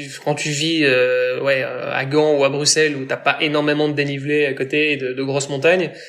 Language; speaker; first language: French; native; French